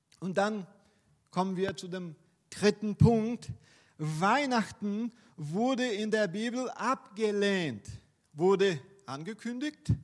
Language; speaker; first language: German; non-native, fluent; Portuguese